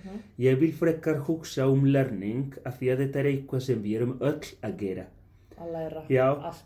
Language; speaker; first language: Icelandic; non-native, fluent; Spanish